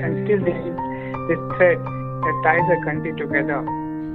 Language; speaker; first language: English; non-native, local second language; Odia